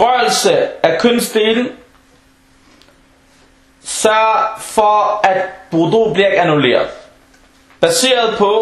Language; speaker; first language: Danish; early bilingual, other home language; Arabic